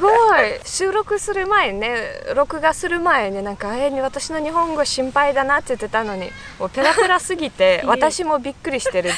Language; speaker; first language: Japanese; non-native, fluent; Russian